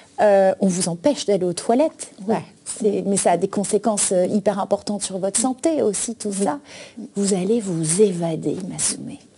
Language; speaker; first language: French; native; French